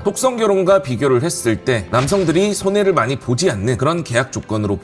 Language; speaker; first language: Korean; native; Korean